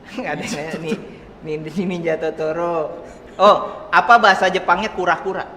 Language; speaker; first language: Indonesian; native; Indonesian